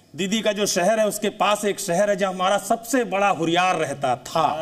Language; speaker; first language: Hindi; native; Hindi